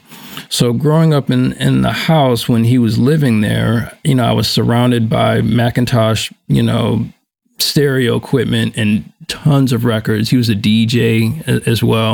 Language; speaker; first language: English; native; English